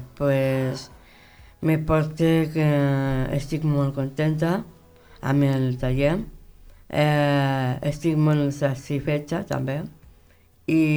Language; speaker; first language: Catalan; non-native, local second language; Spanish